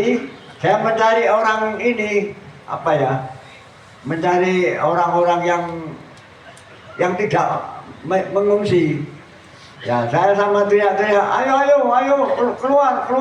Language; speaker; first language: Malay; non-native, local second language; Javanese